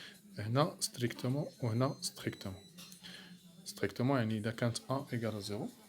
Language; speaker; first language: Arabic; native; Arabic